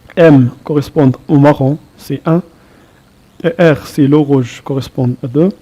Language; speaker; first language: French; non-native, local second language; Arabic